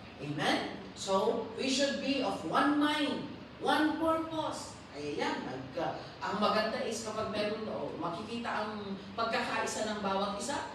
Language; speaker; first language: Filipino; non-native, local second language; Iloko